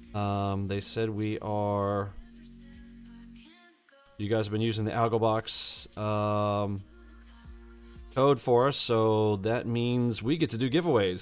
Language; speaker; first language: English; native; English